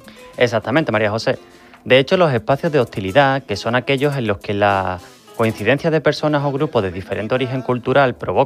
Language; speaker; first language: Spanish; native; Spanish